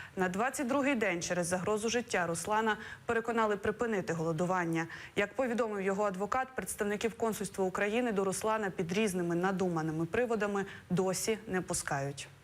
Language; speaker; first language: Ukrainian; native; Ukrainian